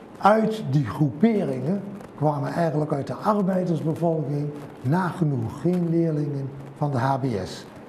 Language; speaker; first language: Dutch; native; Dutch